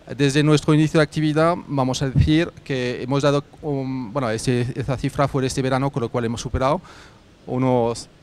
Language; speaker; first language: Spanish; non-native, fluent; French